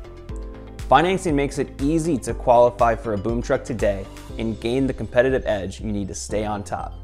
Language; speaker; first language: English; native; English